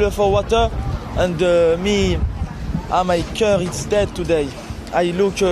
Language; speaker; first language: English; non-native, learner; French